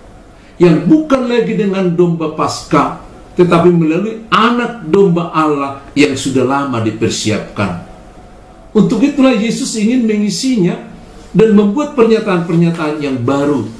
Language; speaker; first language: Indonesian; native; Indonesian